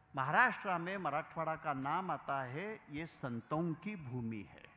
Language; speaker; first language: Hindi; non-native, local second language; Marathi